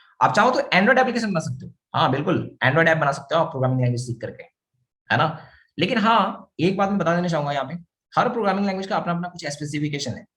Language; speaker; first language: Hindi; native; Hindi